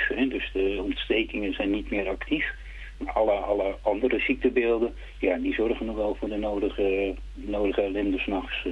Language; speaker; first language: Dutch; native; Dutch